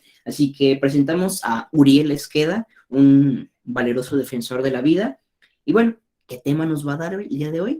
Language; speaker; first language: Spanish; native; Spanish